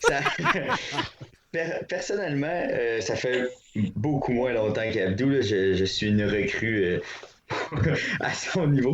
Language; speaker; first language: French; native; French